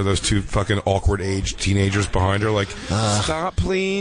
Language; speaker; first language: English; native; English